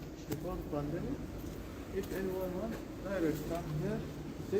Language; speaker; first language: English; non-native, learner; Turkish